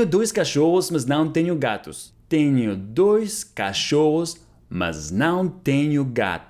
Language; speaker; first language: Portuguese; non-native, learner; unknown